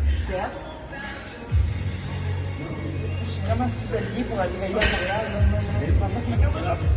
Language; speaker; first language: French; non-native, learner; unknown